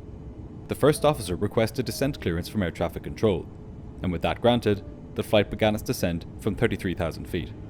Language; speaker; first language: English; native; English